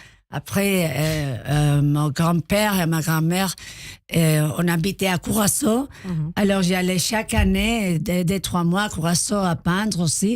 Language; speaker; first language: French; non-native, learner; Spanish